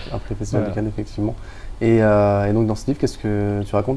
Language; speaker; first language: French; native; French